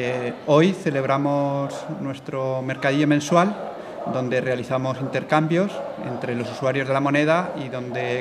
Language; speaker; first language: Spanish; native; Spanish